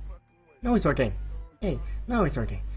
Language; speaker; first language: English; non-native, learner; Swedish